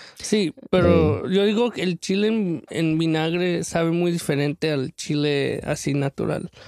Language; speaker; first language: Spanish; early bilingual, other home language; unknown